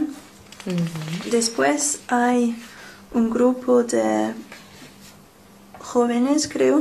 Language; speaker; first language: Spanish; non-native, learner; English